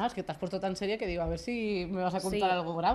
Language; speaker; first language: Spanish; native; Spanish